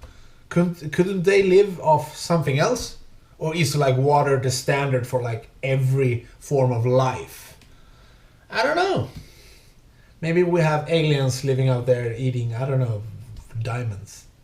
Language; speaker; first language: English; native; English